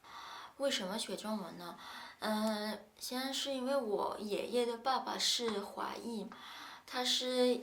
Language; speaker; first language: Chinese; non-native, fluent; French